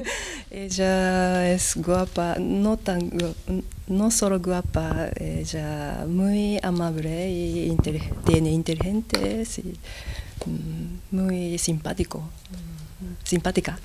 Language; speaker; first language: Spanish; non-native, learner; Japanese